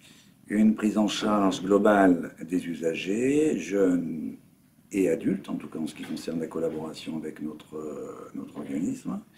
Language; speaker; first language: French; native; French